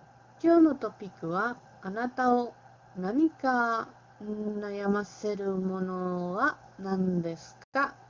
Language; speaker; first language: Japanese; non-native, learner; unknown